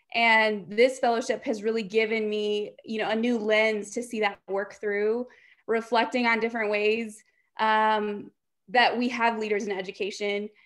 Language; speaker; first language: English; native; English